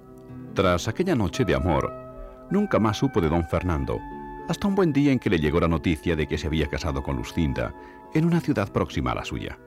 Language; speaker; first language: Spanish; native; Spanish